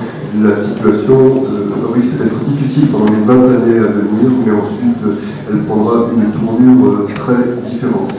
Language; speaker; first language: French; native; French